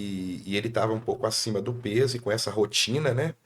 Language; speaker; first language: Portuguese; native; Portuguese